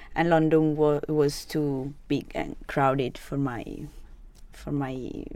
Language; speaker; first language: English; non-native, fluent; Italian